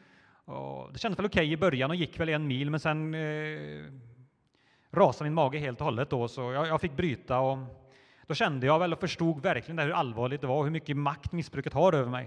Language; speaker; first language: Swedish; native; Swedish